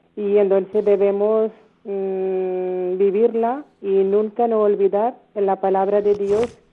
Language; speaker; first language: Spanish; non-native, learner; Malayalam